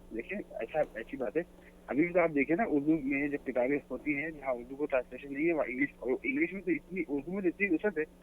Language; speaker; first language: Urdu; native; Urdu